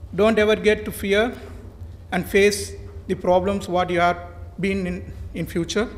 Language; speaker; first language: English; non-native, local second language; Tamil